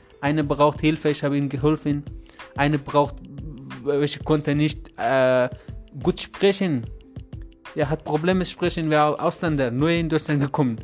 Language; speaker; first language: German; non-native, learner; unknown